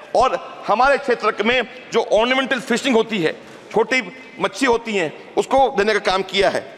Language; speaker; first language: Hindi; native; Hindi